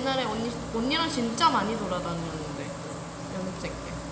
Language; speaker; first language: Korean; non-native, fluent; Thai